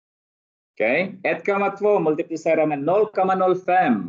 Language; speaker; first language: Swedish; non-native, fluent; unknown